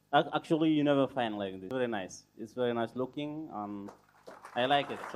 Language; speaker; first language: English; non-native, learner; Arabic